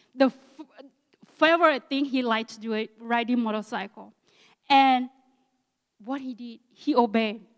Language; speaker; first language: English; non-native, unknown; Akha